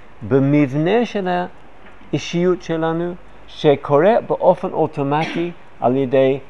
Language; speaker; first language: Hebrew; non-native, fluent; English